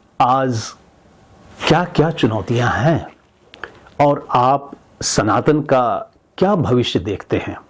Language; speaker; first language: Hindi; native; Hindi